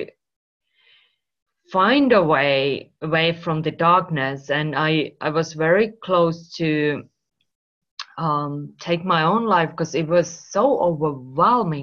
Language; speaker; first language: English; non-native, fluent; Finnish